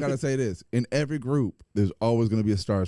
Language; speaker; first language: English; native; English